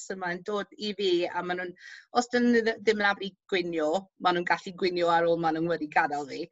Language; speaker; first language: Welsh; non-native, local second language; English